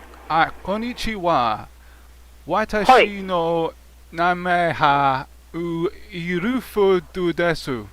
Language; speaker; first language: Japanese; non-native, learner; English